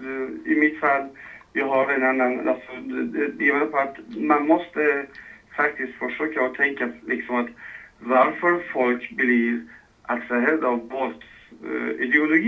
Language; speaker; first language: Swedish; non-native, fluent; Persian